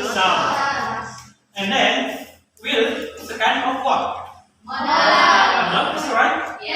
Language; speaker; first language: English; non-native, learner; Indonesian